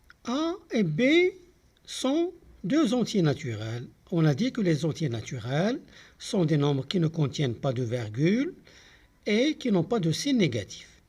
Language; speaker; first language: French; non-native, local second language; Arabic